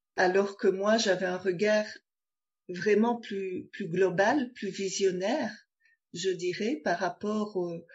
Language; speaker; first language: French; native; French